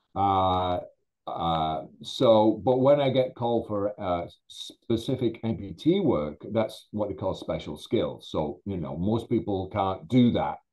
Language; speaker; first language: English; native; English